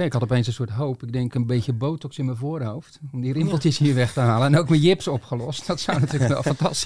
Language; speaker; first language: Dutch; native; Dutch